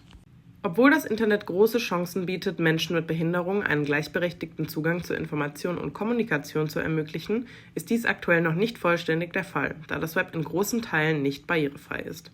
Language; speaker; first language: German; native; German